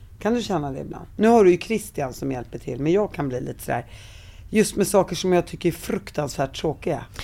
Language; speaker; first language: Swedish; early bilingual, other home language; Arabic